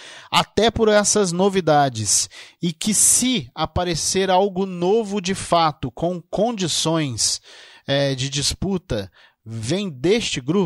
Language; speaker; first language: Portuguese; native; Portuguese